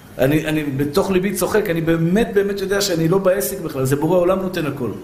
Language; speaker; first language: Hebrew; early bilingual, other home language; Persian